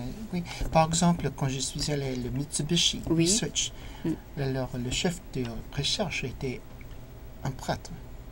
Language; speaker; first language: French; non-native, fluent; English